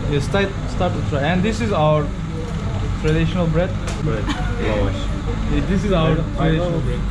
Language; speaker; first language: English; non-native, fluent; Turkish